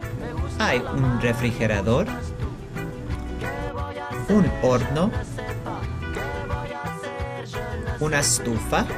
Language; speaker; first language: Spanish; non-native, learner; English